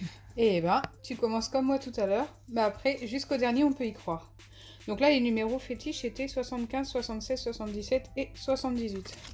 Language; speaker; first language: French; native; French